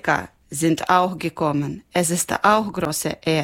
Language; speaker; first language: German; non-native, learner; Ukrainian